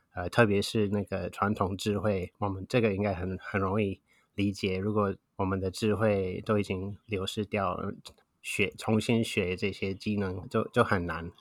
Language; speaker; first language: Chinese; non-native, fluent; English